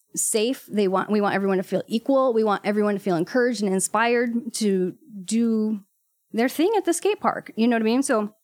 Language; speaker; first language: English; native; English